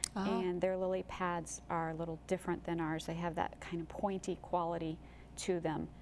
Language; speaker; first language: English; native; English